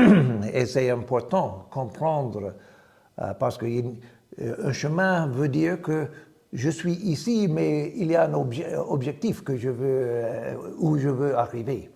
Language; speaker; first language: French; non-native, fluent; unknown